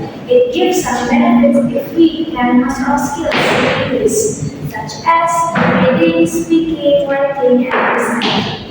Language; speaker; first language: English; non-native, learner; Indonesian